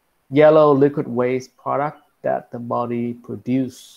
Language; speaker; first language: English; non-native, fluent; Vietnamese